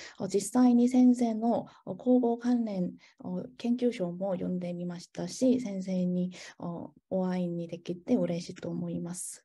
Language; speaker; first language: Japanese; non-native, fluent; Korean